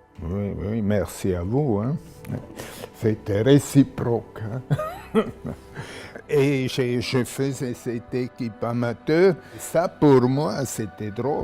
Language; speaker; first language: French; non-native, local second language; German